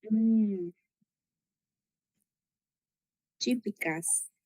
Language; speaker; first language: Spanish; non-native, learner; Portuguese